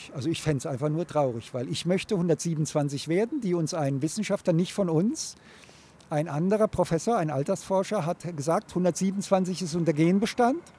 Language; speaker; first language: German; native; German